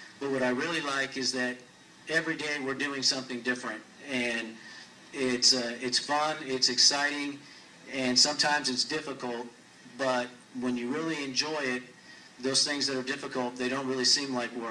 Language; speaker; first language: English; early bilingual, other home language; Spanish